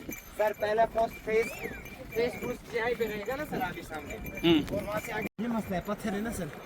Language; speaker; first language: Hindi; non-native, local second language; Kashmiri